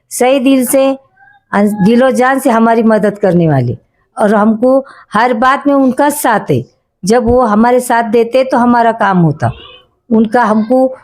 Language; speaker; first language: Hindi; native; Hindi